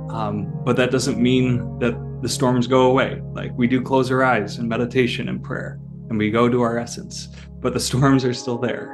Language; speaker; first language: English; native; English